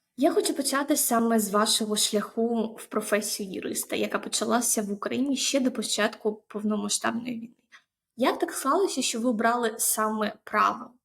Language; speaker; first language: Ukrainian; native; Ukrainian